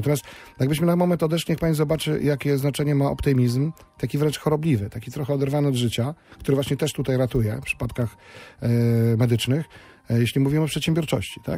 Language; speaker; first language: Polish; native; Polish